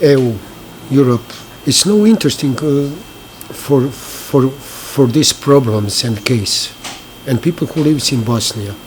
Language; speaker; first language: English; non-native, learner; Bosnian